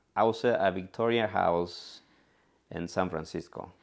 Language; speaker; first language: English; non-native, fluent; Spanish